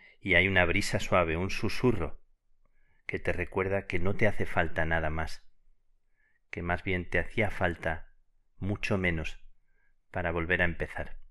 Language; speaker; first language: Spanish; native; Spanish